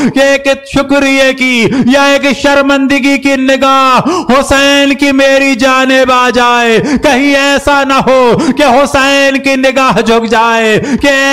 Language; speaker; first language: Urdu; native; Urdu